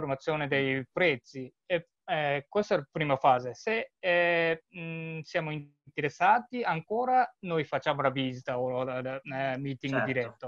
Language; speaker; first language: Italian; non-native, learner; Japanese